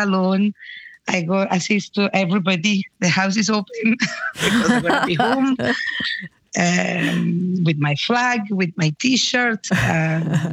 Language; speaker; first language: English; non-native, learner; Spanish